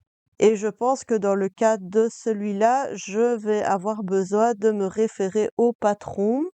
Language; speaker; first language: French; native; French